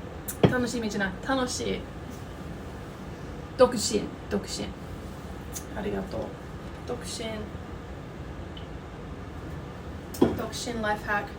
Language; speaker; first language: Japanese; non-native, learner; English